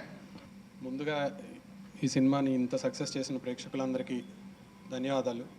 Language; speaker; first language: Telugu; native; Telugu